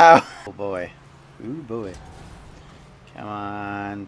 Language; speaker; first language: English; native; English